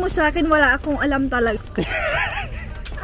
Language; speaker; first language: Filipino; native; Filipino